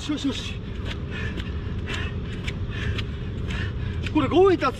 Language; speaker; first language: Japanese; native; Japanese